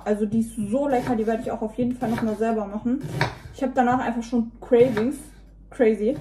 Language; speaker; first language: German; native; German